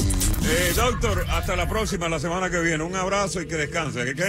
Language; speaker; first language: Spanish; native; Spanish